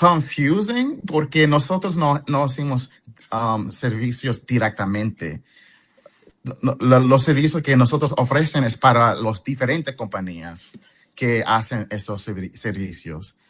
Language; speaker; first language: Spanish; non-native, fluent; English